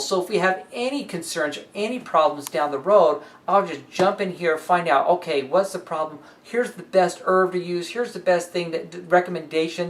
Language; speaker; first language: English; native; English